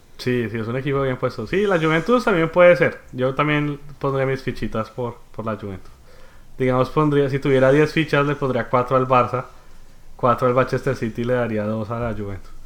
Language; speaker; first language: Spanish; native; Spanish